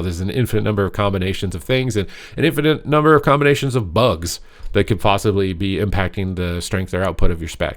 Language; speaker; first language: English; native; English